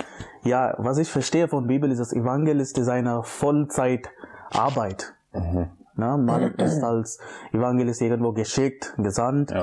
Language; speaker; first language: German; non-native, fluent; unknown